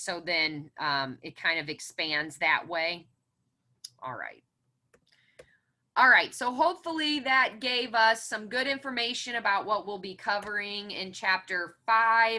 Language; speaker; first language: English; native; English